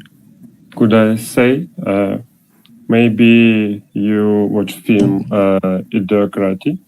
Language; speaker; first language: English; non-native, learner; Russian